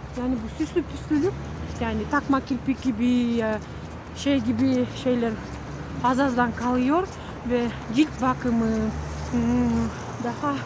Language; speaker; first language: Turkish; non-native, learner; Kyrgyz